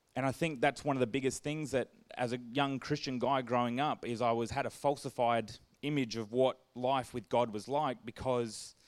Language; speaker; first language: English; native; English